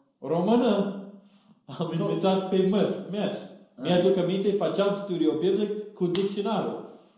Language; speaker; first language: Romanian; non-native, fluent; English